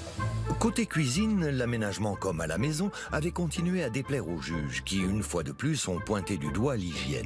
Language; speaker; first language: French; native; French